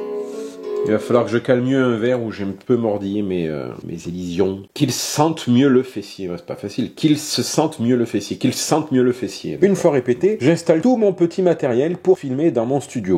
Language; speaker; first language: French; native; French